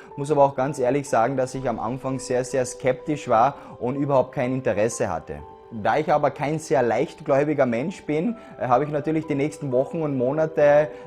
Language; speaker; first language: German; native; German